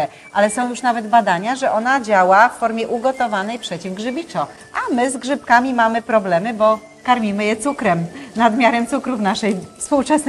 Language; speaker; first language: Polish; native; Polish